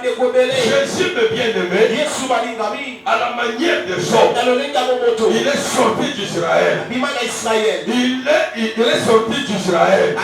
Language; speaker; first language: French; non-native, local second language; Lingala